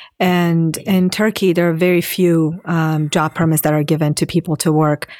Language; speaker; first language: English; non-native, fluent; Assyrian Neo-Aramaic